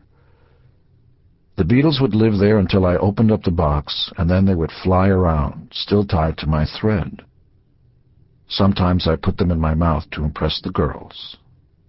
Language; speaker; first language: English; early bilingual, other home language; Hebrew